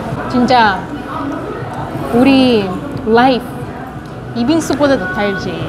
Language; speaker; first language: Korean; non-native, fluent; Russian